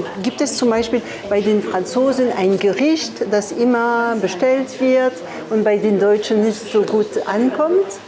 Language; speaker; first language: German; non-native, fluent; French